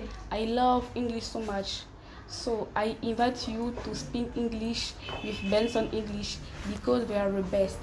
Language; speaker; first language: English; non-native, learner; French